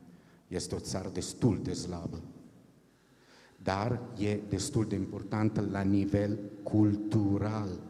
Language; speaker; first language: Romanian; non-native, fluent; Italian